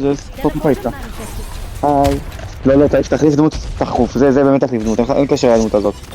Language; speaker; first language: Hebrew; native; Hebrew